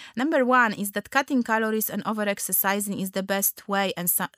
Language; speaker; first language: English; non-native, fluent; Polish